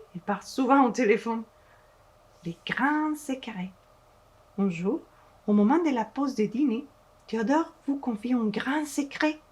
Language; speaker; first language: French; non-native, fluent; Spanish